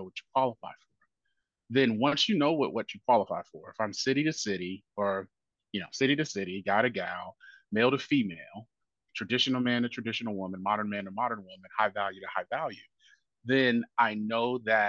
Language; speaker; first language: English; native; English